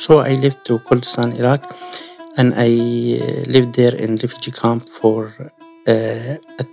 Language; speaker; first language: English; non-native, learner; Arabic